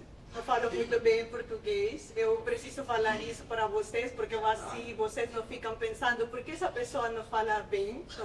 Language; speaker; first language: Portuguese; non-native, fluent; Spanish